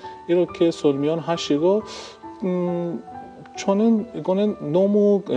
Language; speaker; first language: Korean; non-native, learner; Persian